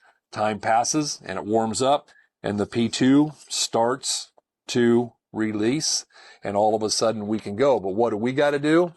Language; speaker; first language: English; native; English